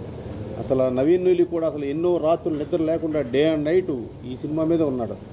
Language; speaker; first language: Telugu; native; Telugu